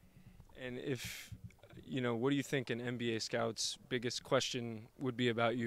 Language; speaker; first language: English; native; English